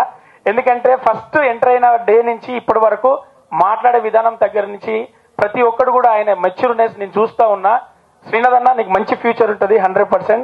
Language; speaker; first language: Telugu; native; Telugu